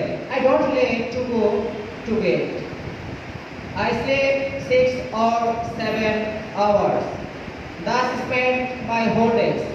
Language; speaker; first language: English; non-native, learner; Bangla